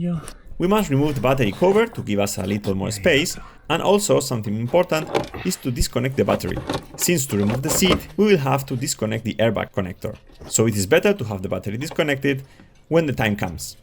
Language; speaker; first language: English; non-native, fluent; Spanish